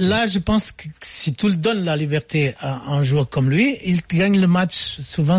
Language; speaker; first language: French; non-native, fluent; Portuguese